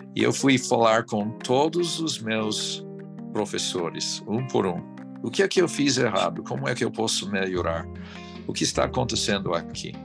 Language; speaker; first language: Portuguese; non-native, fluent; English